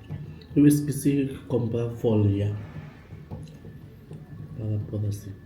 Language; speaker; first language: Portuguese; non-native, learner; Filipino